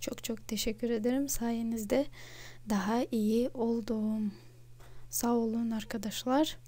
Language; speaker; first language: Turkish; non-native, fluent; Russian